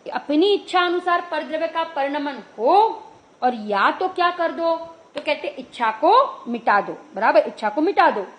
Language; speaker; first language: Hindi; non-native, local second language; Gujarati